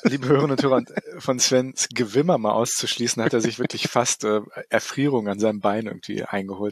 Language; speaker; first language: German; native; German